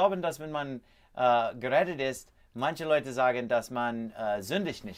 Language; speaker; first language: German; non-native, fluent; English